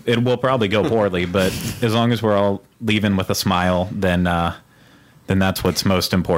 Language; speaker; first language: English; native; English